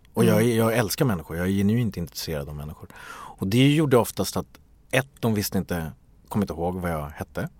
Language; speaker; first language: Swedish; early bilingual, other home language; Bangla